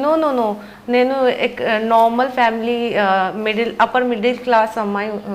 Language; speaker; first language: Telugu; non-native, local second language; Hindi